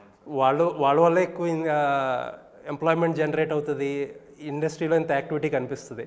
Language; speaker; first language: Telugu; native; Telugu